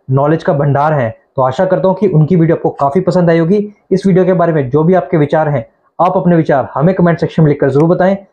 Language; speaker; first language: Hindi; native; Hindi